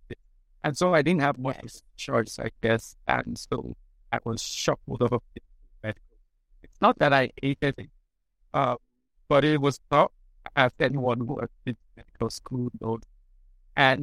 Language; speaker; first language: English; non-native, local second language; Igbo